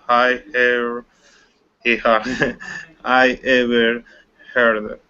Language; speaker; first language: English; non-native, learner; Spanish